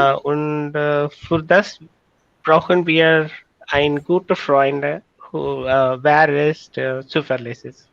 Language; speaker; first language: German; non-native, learner; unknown